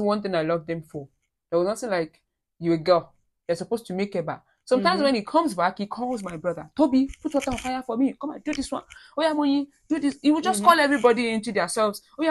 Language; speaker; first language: English; non-native, local second language; Yoruba